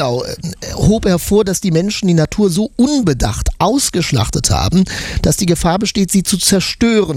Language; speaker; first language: German; native; German